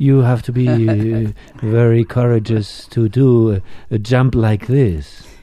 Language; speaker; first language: English; non-native, fluent; Spanish